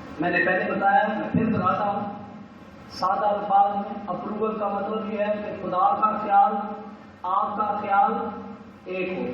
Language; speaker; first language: Urdu; non-native, local second language; Punjabi